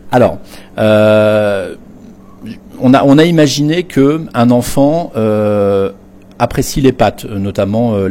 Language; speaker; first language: French; native; French